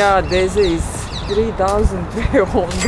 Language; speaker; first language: Dutch; non-native, learner; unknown